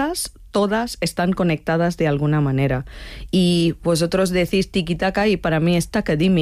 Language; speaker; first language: Spanish; non-native, fluent; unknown